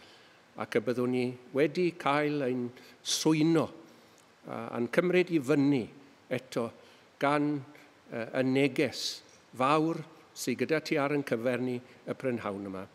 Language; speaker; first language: Welsh; native; Welsh